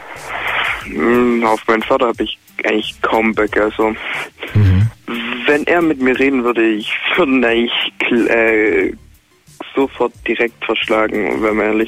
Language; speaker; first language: German; native; German